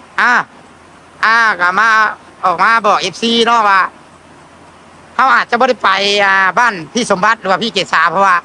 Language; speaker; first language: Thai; non-native, local second language; Lao